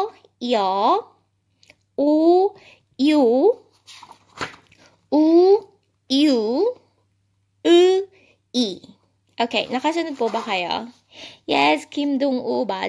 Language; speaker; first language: Korean; non-native, fluent; Filipino